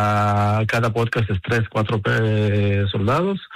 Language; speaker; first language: Spanish; early bilingual, heritage; Spanish